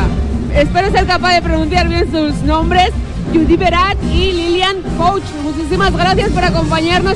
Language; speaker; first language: Spanish; native; Spanish